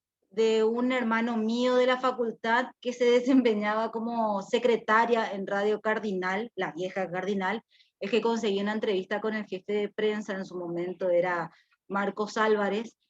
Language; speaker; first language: Spanish; native; Spanish